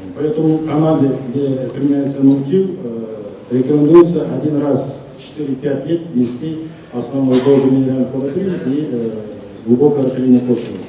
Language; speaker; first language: Russian; non-native, local second language; Kazakh